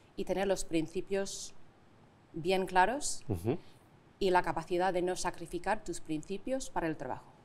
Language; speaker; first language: Spanish; non-native, fluent; English